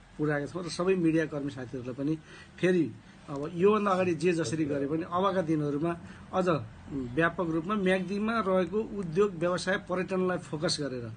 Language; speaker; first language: Nepali; native; Nepali